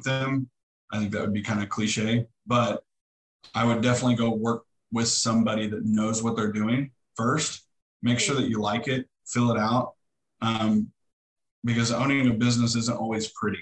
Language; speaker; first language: English; native; English